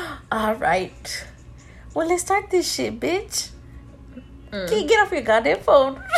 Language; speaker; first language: English; early bilingual, other home language; Spanish